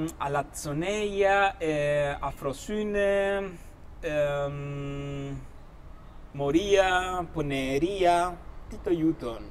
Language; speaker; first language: Greek; non-native, fluent; Spanish